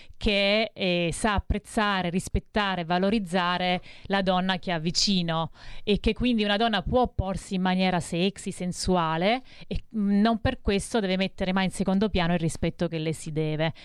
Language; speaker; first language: Italian; native; Italian